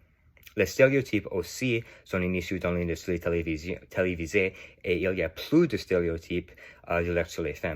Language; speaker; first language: French; non-native, learner; English